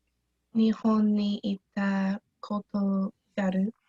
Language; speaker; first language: Japanese; non-native, learner; English